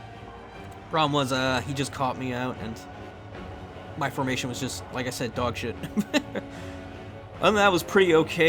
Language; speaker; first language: English; native; English